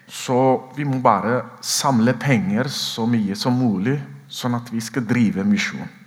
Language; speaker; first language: Norwegian; non-native, fluent; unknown